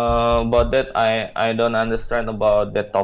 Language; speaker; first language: English; non-native, learner; Indonesian